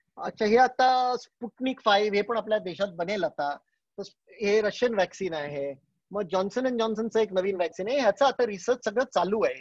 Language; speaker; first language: Marathi; non-native, local second language; Gujarati